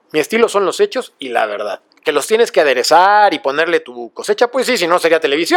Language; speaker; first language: Spanish; native; Spanish